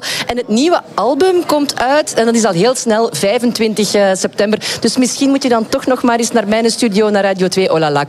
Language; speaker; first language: Dutch; native; Dutch